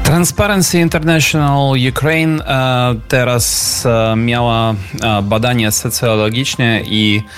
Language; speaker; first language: Polish; non-native, learner; Ukrainian